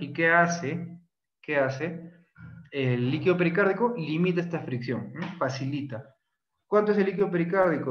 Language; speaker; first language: Spanish; native; Spanish